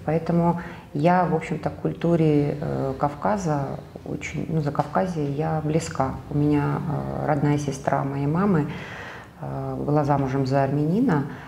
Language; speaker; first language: Russian; native; Russian